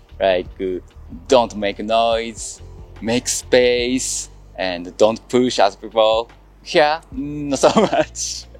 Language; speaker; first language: English; non-native, learner; Japanese